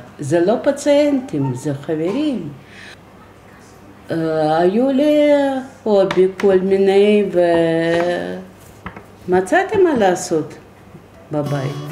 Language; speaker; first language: Hebrew; non-native, fluent; Russian